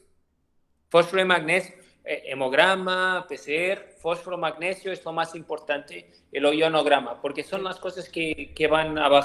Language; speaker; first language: Spanish; non-native, learner; Portuguese